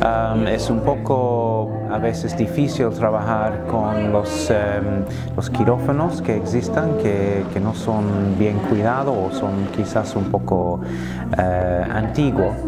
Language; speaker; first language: Spanish; non-native, fluent; English